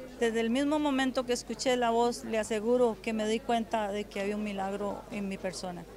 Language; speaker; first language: Spanish; native; Spanish